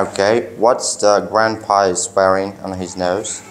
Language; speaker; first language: English; non-native, learner; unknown